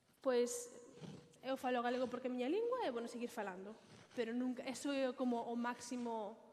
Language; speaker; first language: Galician; non-native, local second language; Spanish